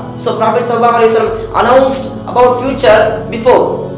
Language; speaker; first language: English; non-native, local second language; Tamil